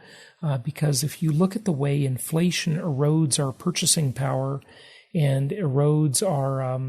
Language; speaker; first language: English; native; English